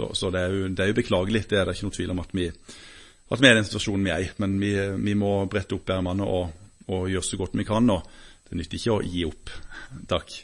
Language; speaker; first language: Norwegian; native; Norwegian